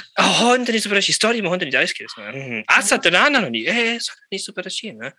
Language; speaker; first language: Japanese; non-native, fluent; German